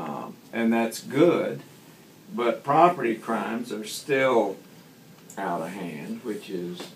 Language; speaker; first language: English; native; English